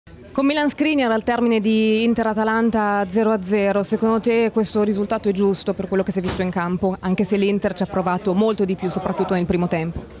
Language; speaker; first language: Italian; native; Italian